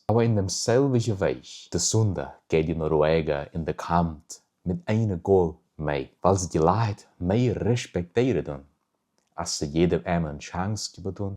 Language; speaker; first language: German; early bilingual, heritage; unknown